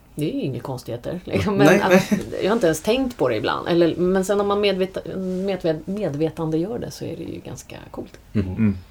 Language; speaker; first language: Swedish; early bilingual, other home language; English